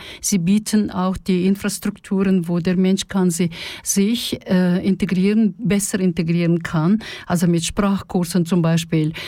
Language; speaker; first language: German; non-native, fluent; Russian